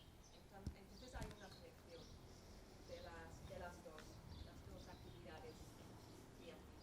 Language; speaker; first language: Spanish; non-native, fluent; English